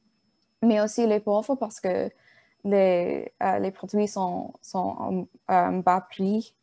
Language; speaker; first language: French; non-native, learner; English